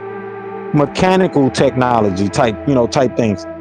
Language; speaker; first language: English; native; English